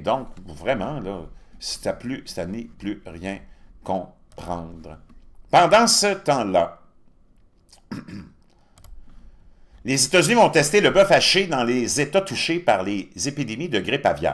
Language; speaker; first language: French; native; French